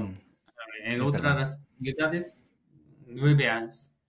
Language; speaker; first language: Spanish; non-native, learner; Korean